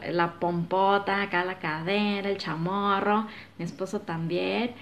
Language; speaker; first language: Spanish; native; Spanish